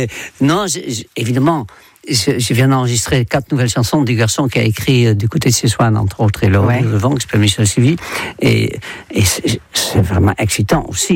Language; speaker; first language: French; non-native, fluent; Dutch